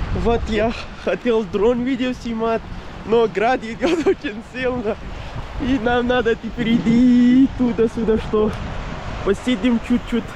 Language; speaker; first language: Russian; non-native, learner; Urdu